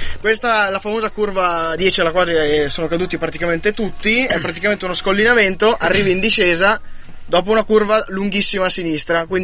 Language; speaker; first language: Italian; native; Italian